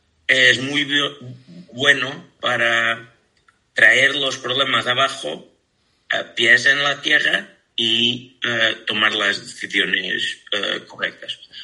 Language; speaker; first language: Spanish; non-native, fluent; Portuguese